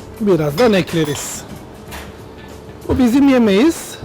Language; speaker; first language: Turkish; non-native, learner; Italian